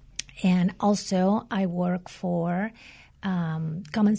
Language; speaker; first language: English; non-native, fluent; Spanish